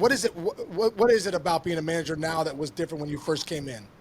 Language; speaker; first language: English; native; English